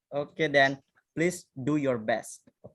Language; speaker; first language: English; non-native, fluent; Indonesian